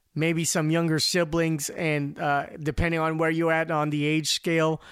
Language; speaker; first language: English; non-native, local second language; Filipino